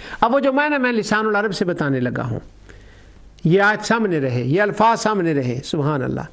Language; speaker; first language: Urdu; non-native, local second language; Punjabi